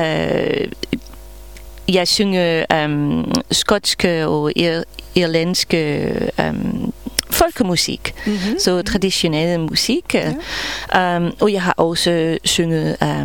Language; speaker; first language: Danish; non-native, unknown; English